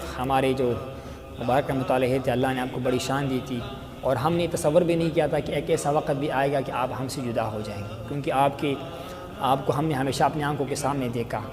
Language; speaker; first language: Urdu; non-native, local second language; Pashto